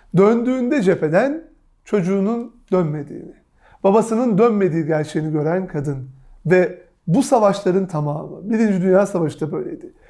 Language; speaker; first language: Turkish; native; Turkish